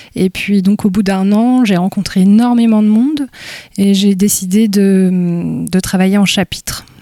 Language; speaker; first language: French; native; French